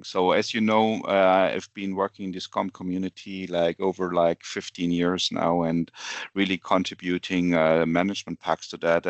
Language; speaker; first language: English; non-native, fluent; German